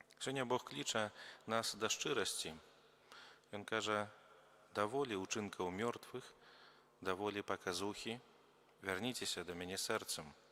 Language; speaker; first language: Belarusian; native; Belarusian